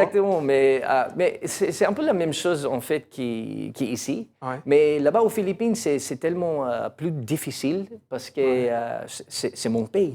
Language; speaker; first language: French; non-native, learner; English